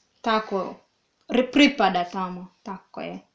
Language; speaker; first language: Serbian; non-native, learner; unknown